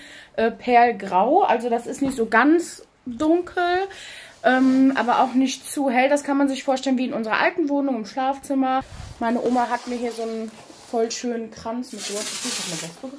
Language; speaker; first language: German; native; German